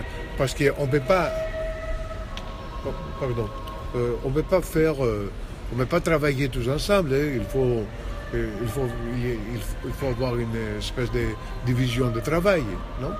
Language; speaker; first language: French; non-native, fluent; Greek